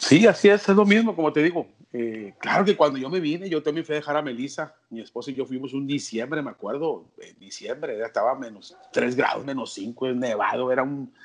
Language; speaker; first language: Spanish; native; Spanish